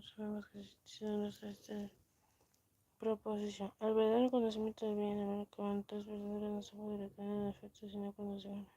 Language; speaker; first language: Spanish; native; Spanish